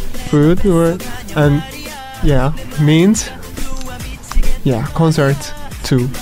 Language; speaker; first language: English; non-native, learner; Korean